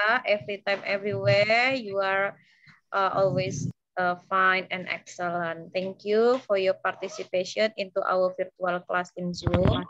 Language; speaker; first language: English; non-native, fluent; Indonesian